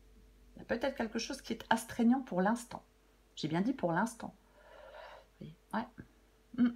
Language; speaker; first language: French; native; French